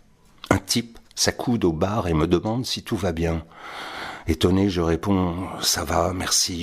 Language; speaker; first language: French; native; French